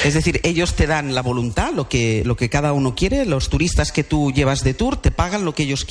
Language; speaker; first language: Spanish; native; Spanish